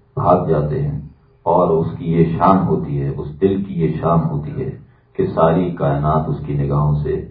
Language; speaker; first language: Urdu; native; Urdu